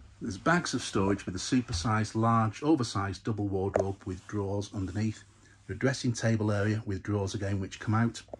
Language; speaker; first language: English; native; English